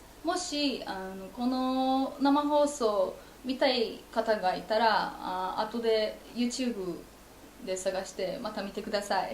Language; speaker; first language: Japanese; non-native, fluent; Polish